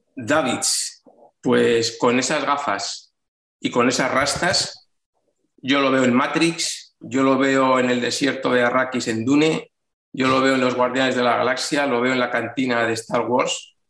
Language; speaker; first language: Spanish; native; Spanish